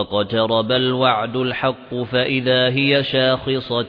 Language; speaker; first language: Arabic; native; Arabic